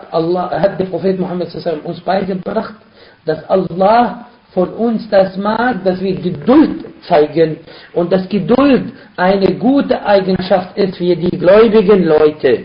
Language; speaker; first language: German; non-native, fluent; Arabic